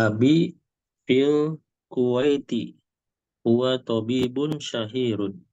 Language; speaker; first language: Arabic; non-native, learner; Indonesian